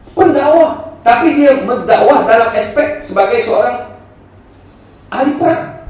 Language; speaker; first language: Malay; native; Malay